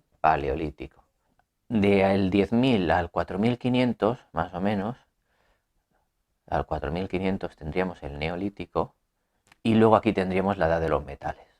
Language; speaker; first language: Spanish; native; Spanish